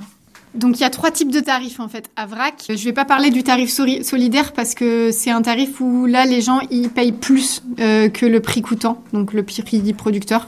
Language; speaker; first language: French; native; French